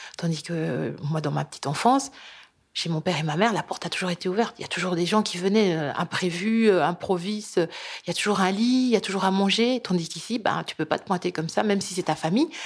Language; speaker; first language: French; early bilingual, other home language; Lingala